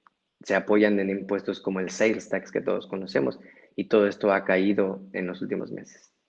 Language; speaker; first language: Spanish; native; Spanish